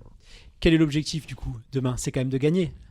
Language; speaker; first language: French; native; French